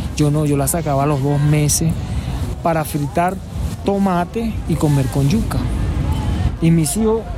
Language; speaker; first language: Spanish; native; Spanish